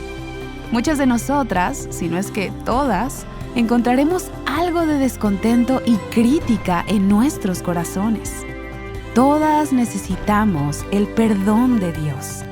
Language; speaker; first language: Spanish; native; Spanish